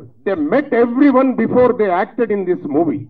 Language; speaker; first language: Telugu; native; Telugu